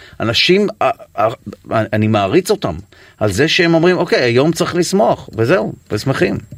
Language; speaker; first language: Hebrew; native; Hebrew